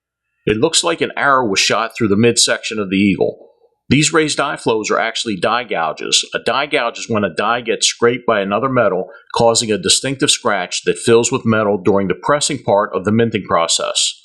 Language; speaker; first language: English; native; English